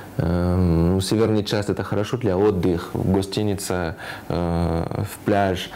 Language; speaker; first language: Russian; non-native, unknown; French